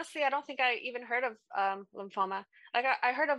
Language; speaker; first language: English; native; English